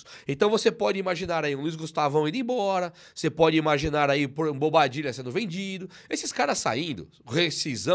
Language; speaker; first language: Portuguese; native; Portuguese